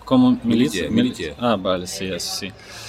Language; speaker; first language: Spanish; non-native, learner; Russian